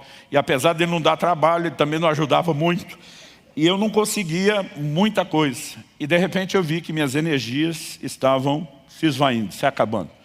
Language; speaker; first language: Portuguese; native; Portuguese